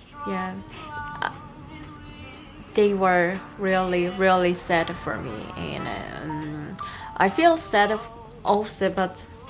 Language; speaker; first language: English; non-native, learner; Korean